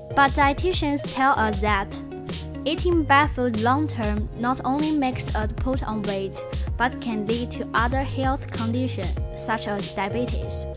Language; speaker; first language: English; non-native, fluent; Chinese